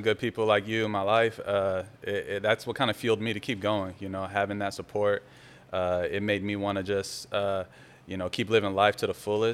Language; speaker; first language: English; native; English